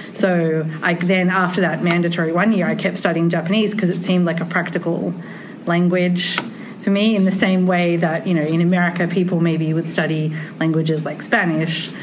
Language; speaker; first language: English; native; English